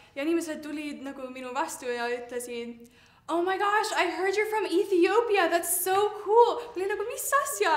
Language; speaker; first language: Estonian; early bilingual, heritage; Estonian